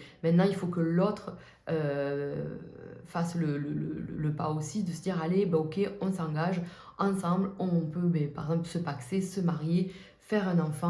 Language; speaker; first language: French; native; French